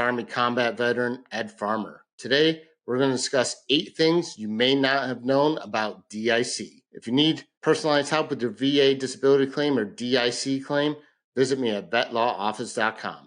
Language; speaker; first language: English; native; English